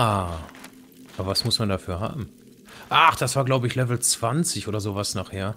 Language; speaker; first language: German; native; German